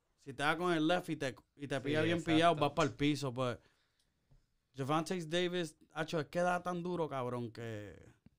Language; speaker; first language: Spanish; early bilingual, heritage; Spanish